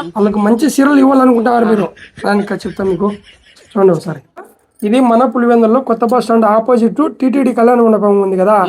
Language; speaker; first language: Telugu; native; Telugu